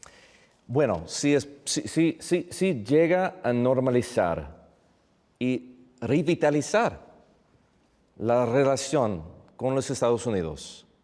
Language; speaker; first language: Spanish; non-native, fluent; English